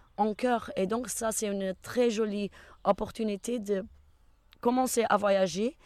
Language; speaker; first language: French; non-native, fluent; Portuguese